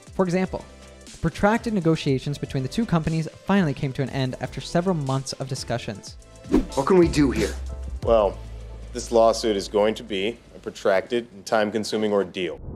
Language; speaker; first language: English; native; English